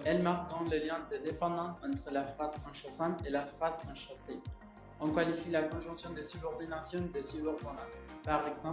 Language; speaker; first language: French; non-native, learner; Spanish